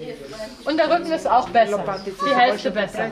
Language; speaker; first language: German; native; German